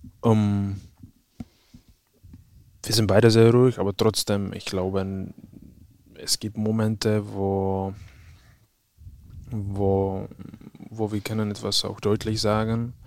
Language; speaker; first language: German; non-native, fluent; Czech